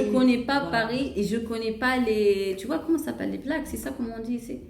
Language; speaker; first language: French; non-native, learner; Arabic